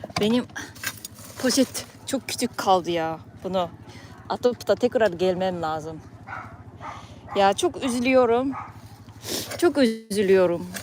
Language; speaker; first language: Turkish; non-native, fluent; Japanese